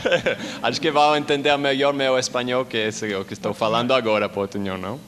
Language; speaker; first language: Portuguese; non-native, learner; Spanish